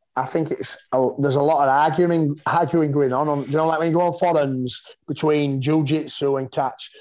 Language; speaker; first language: English; native; English